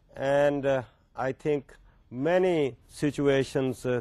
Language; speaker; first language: English; non-native, local second language; Urdu